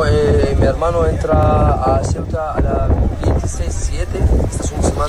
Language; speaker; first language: Spanish; non-native, learner; Arabic